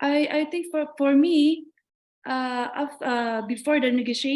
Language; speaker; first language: English; non-native, learner; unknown